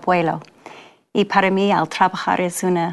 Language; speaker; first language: Spanish; non-native, learner; English